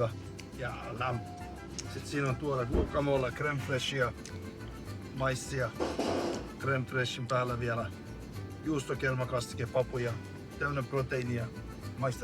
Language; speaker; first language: Finnish; native; Finnish